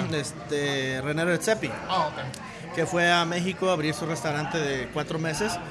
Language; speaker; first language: Spanish; native; Spanish